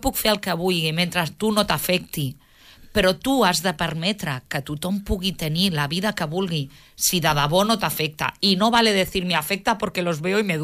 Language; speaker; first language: Catalan; native; Catalan